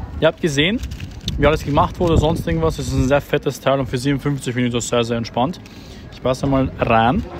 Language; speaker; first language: German; early bilingual, other home language; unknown